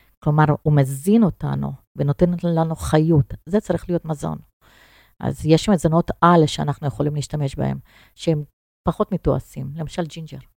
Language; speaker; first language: Hebrew; non-native, fluent; Russian